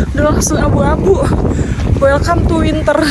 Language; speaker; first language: English; non-native, learner; Indonesian